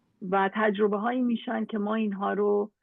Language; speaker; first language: Persian; native; Persian